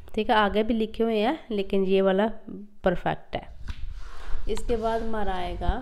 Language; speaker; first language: Hindi; non-native, local second language; Punjabi